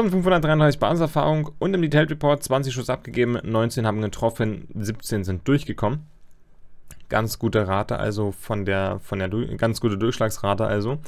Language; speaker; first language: German; native; German